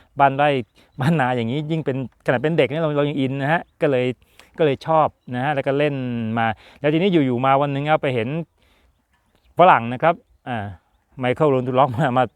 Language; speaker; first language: Thai; native; Thai